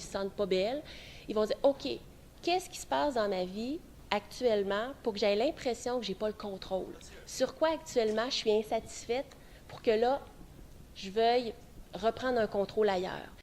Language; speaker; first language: French; native; French